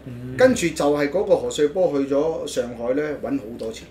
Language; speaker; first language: Cantonese; non-native, fluent; Spanish